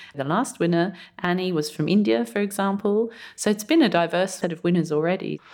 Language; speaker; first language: English; early bilingual, other home language; German